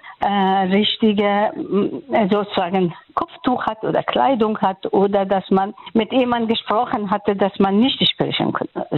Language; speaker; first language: German; non-native, fluent; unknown